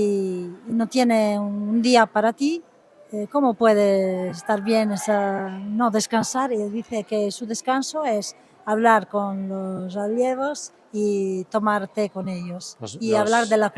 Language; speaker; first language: Spanish; non-native, fluent; Italian